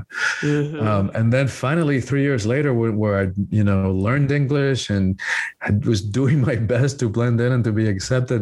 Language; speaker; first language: English; early bilingual, other home language; Spanish